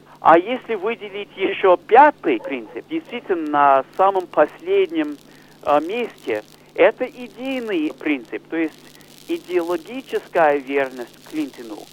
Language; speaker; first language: Russian; non-native, fluent; English